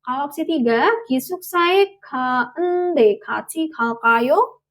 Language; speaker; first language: Korean; non-native, fluent; Indonesian